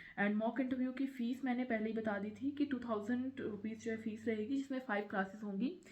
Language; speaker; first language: Hindi; native; Hindi